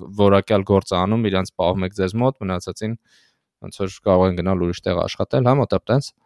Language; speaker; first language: Armenian; native; Armenian